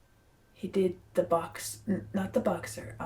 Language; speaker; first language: English; native; English